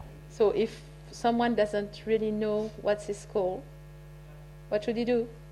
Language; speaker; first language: English; native; English